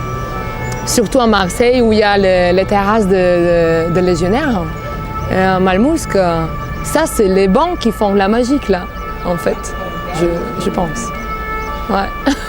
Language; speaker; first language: French; non-native, fluent; Bulgarian